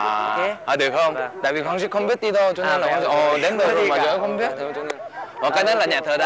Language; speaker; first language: Vietnamese; non-native, fluent; Korean